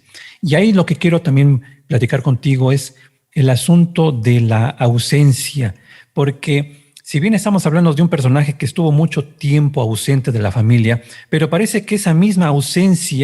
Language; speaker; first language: Spanish; native; Spanish